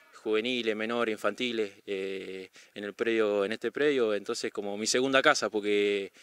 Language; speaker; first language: Spanish; native; Spanish